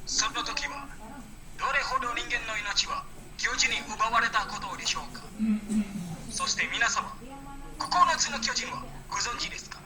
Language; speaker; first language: Japanese; non-native, learner; Indonesian